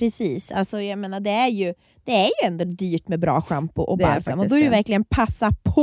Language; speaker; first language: Swedish; native; Swedish